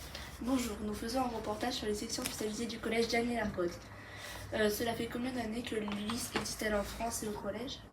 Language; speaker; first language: French; native; French